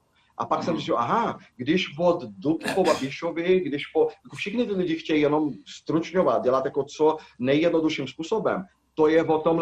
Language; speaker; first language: Czech; non-native, fluent; Portuguese